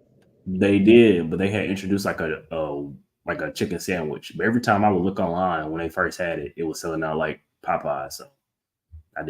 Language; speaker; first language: English; native; English